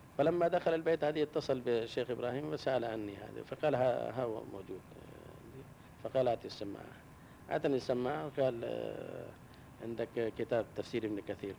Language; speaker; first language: Arabic; non-native, local second language; Urdu